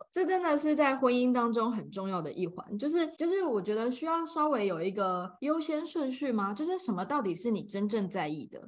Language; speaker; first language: Chinese; native; Chinese